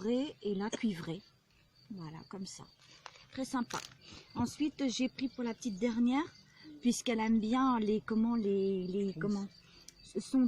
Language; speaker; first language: French; native; French